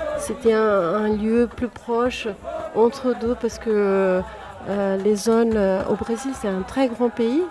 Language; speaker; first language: French; non-native, fluent; Portuguese